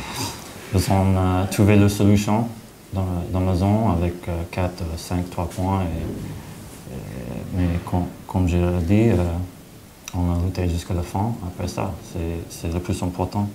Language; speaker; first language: French; non-native, fluent; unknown